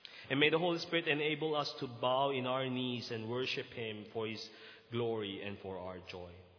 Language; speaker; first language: English; non-native, local second language; Min Nan Chinese